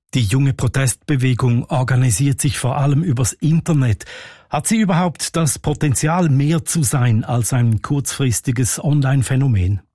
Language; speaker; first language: German; native; German